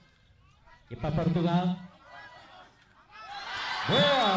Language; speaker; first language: Portuguese; non-native, local second language; Tetum